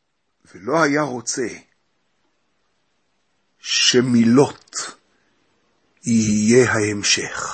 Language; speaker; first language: Hebrew; native; Hebrew